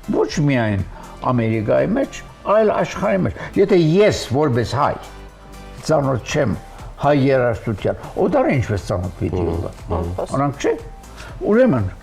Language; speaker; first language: Armenian; native; Armenian